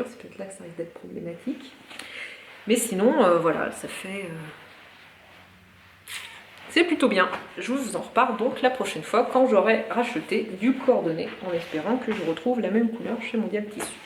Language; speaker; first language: French; native; French